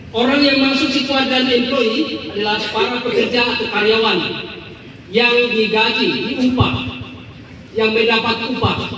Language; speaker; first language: Indonesian; non-native, local second language; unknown